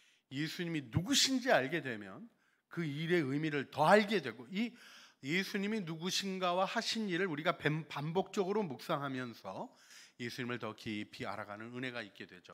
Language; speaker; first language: Korean; native; Korean